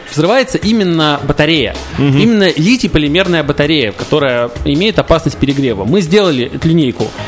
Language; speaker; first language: Russian; native; Russian